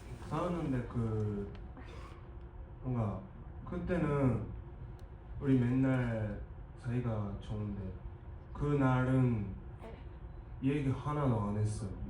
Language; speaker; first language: Korean; non-native, learner; Japanese